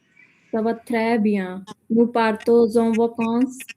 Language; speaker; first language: French; non-native, learner; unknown